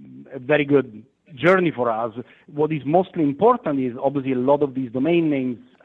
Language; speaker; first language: English; non-native, fluent; Italian